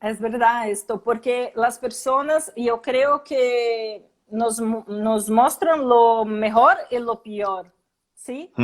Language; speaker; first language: Spanish; non-native, learner; Portuguese